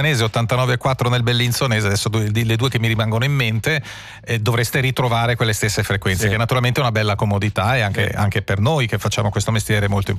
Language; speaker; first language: Italian; native; Italian